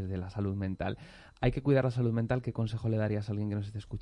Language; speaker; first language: Spanish; native; Spanish